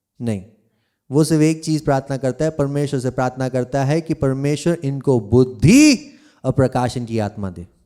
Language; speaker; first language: Hindi; non-native, local second language; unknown